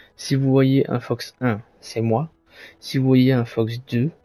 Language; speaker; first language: French; native; French